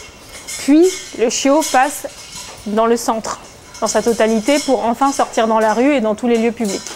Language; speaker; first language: French; native; French